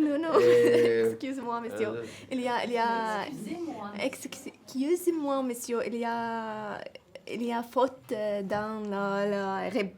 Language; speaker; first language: French; non-native, learner; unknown